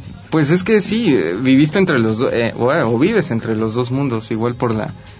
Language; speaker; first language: Spanish; native; Spanish